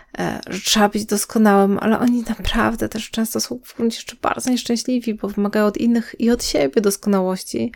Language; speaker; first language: Polish; native; Polish